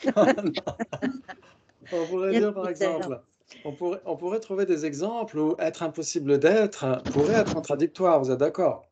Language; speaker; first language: French; native; French